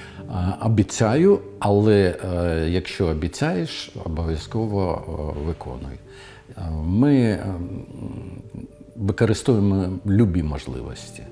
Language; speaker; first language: Ukrainian; non-native, local second language; Russian